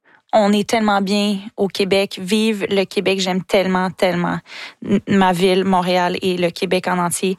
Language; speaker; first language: French; native; French